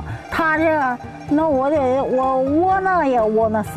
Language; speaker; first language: Chinese; native; Chinese